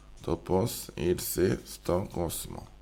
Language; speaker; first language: Greek; non-native, learner; Korean